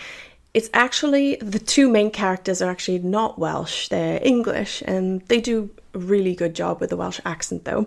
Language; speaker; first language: English; native; English